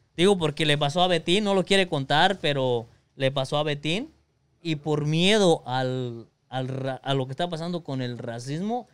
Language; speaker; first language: Spanish; early bilingual, other home language; English